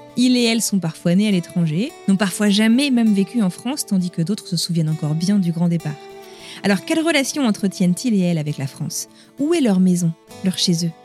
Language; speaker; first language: French; native; French